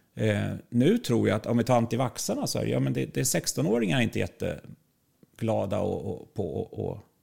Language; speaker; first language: Swedish; native; Swedish